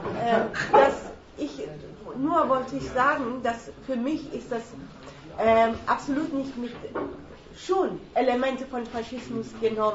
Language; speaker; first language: German; non-native, fluent; Persian